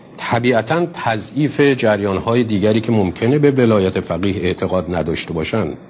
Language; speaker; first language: Persian; native; Persian